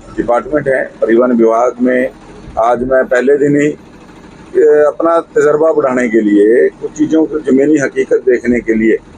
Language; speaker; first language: Hindi; native; Hindi